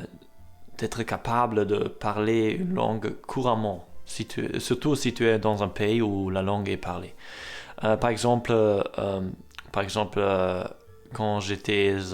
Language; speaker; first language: French; non-native, learner; German